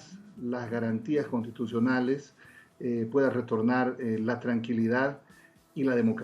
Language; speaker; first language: Spanish; native; Spanish